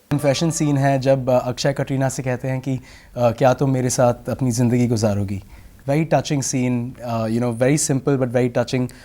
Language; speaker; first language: Hindi; native; Hindi